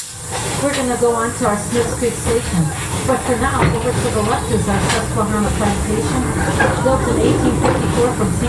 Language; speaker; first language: English; native; English